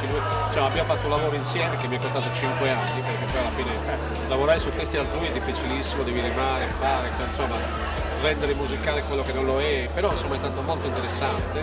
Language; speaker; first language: Italian; native; Italian